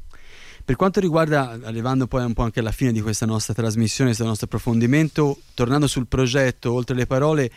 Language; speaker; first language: Italian; native; Italian